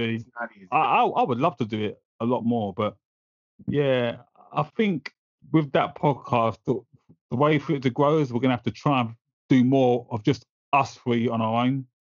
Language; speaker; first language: English; native; English